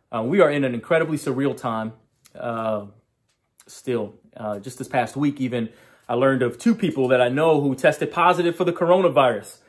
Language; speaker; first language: English; native; English